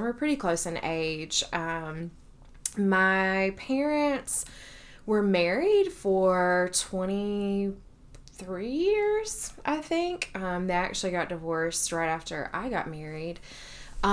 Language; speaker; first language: English; native; English